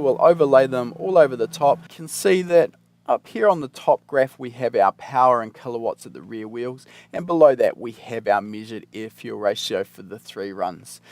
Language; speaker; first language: English; native; English